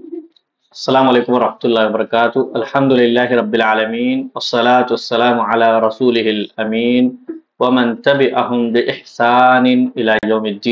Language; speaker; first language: Arabic; non-native, fluent; Urdu